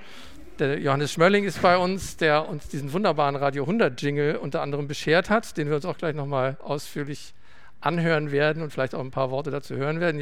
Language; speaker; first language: German; native; German